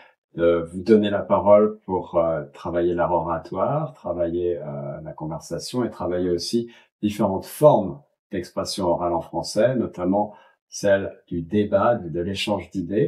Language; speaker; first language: French; native; French